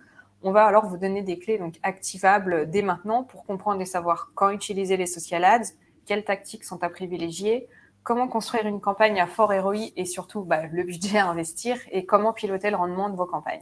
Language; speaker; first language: French; native; French